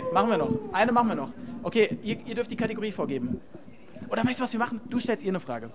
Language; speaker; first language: German; native; German